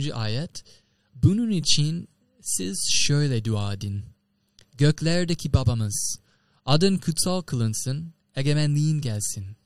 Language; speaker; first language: Turkish; non-native, fluent; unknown